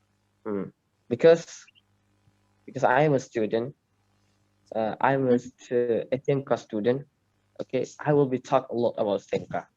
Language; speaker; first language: English; non-native, learner; Indonesian